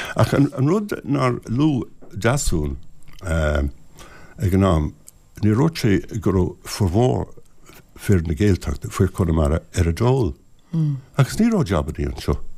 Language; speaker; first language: Irish; non-native, local second language; English